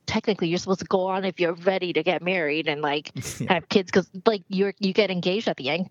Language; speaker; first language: English; non-native, local second language; Cantonese